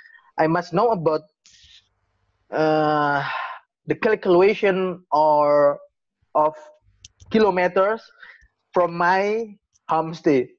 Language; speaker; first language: English; non-native, learner; Indonesian